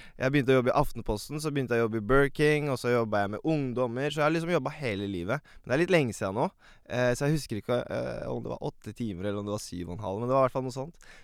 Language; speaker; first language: Norwegian; early bilingual, other home language; Baluchi